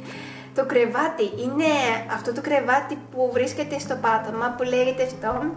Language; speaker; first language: Greek; non-native, fluent; Japanese